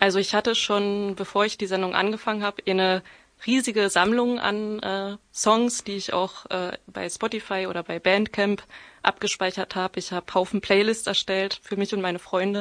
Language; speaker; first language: German; native; German